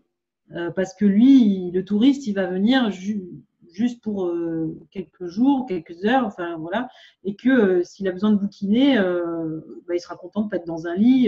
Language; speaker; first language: French; native; French